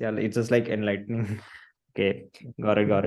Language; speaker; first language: English; non-native, local second language; Hindi